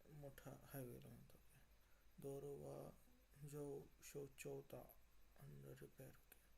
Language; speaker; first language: Japanese; non-native, learner; Marathi